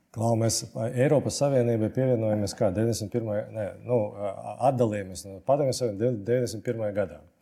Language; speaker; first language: Latvian; native; Latvian